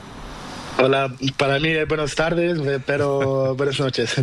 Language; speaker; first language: Spanish; non-native, learner; Portuguese